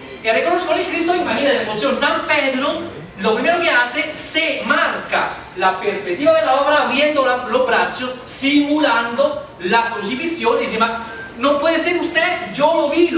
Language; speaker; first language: Spanish; non-native, fluent; Italian